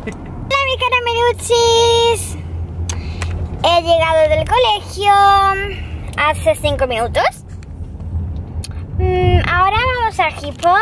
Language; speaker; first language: Spanish; early bilingual, other home language; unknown